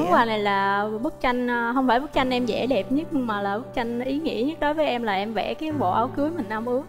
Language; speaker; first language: Vietnamese; native; Vietnamese